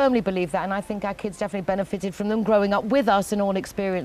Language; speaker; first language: English; native; English